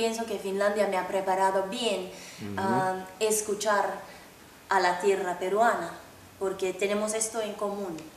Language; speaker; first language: Spanish; non-native, fluent; Finnish